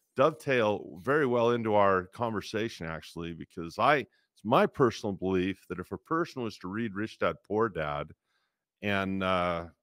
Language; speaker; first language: English; native; English